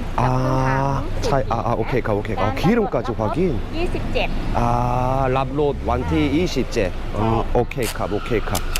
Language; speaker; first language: Thai; non-native, learner; Korean